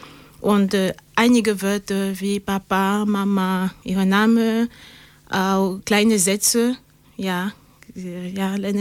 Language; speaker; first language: German; non-native, learner; French